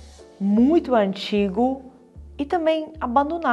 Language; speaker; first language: Portuguese; non-native, fluent; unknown